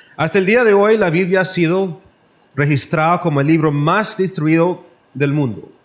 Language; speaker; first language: Spanish; non-native, learner; English